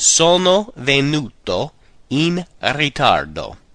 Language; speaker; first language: Italian; non-native, fluent; English